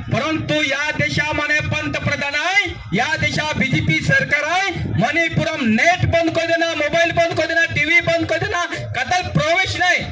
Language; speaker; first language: Marathi; non-native, local second language; Bhili